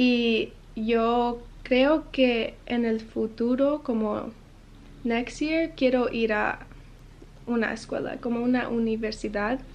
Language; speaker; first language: Spanish; early bilingual, heritage; Spanish